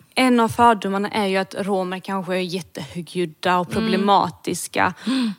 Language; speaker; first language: Swedish; early bilingual, other home language; Serbian